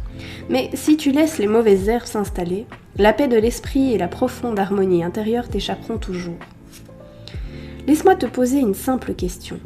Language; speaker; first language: French; native; French